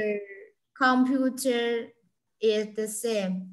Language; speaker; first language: English; non-native, learner; Vietnamese